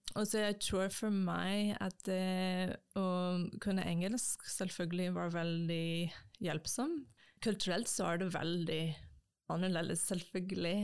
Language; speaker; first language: Norwegian; non-native, fluent; English